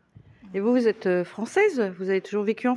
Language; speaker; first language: French; native; French